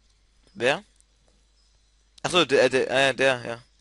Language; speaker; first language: German; native; German